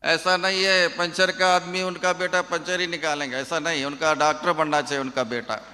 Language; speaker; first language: Hindi; non-native, local second language; Kannada